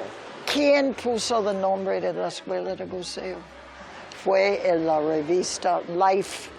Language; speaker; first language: Spanish; early bilingual, other home language; English